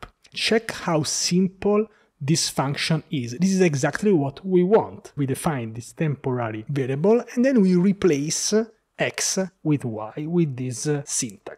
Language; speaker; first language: English; non-native, fluent; Italian